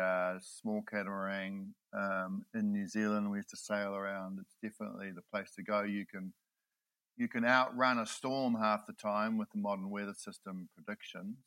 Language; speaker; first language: English; native; English